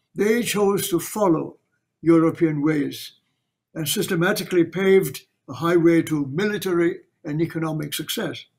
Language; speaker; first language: English; non-native, local second language; Chinese